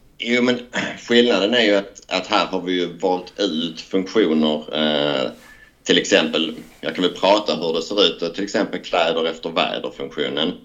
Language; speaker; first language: Swedish; native; Swedish